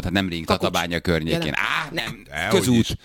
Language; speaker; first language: Hungarian; native; Hungarian